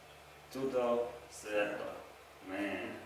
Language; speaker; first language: Portuguese; non-native, learner; English